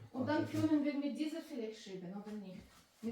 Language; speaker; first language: German; non-native, learner; Russian